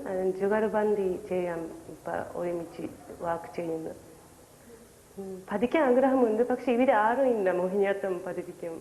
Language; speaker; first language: Malayalam; non-native, learner; Japanese